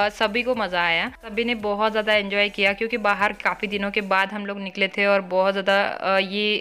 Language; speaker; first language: Hindi; non-native, local second language; Marathi